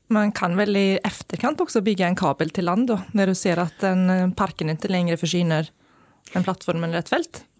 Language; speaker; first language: Norwegian; non-native, fluent; Icelandic